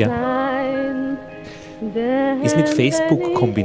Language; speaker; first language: German; native; German